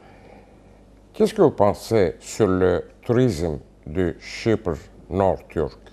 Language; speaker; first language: French; non-native, fluent; Turkish